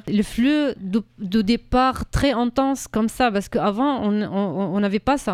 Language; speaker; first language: French; non-native, fluent; Arabic